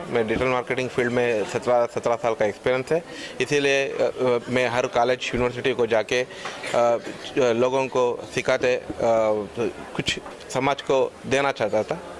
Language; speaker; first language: Hindi; non-native, local second language; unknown